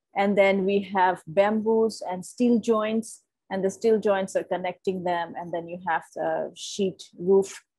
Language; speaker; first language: English; non-native, local second language; Bangla